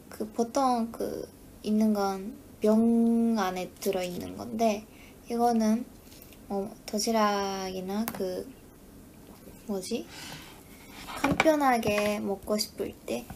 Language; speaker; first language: Korean; non-native, fluent; Japanese